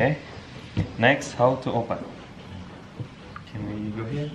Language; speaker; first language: English; non-native, learner; Balinese